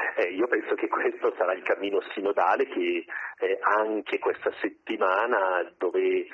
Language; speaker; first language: Italian; native; Italian